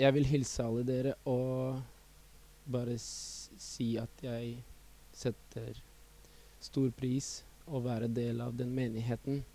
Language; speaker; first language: Norwegian; non-native, fluent; Estonian